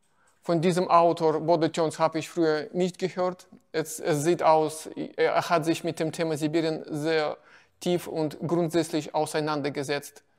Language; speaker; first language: German; non-native, fluent; Russian